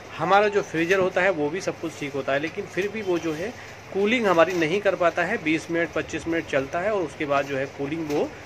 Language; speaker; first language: Hindi; native; Hindi